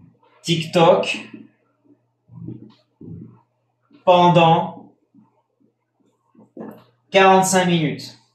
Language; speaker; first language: French; non-native, fluent; Spanish